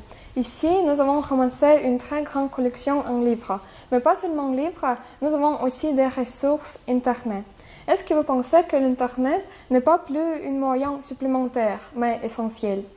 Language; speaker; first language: French; non-native, fluent; Russian